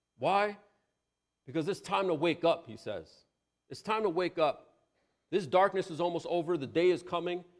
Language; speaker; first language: English; native; English